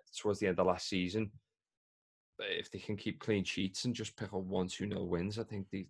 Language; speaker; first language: English; native; English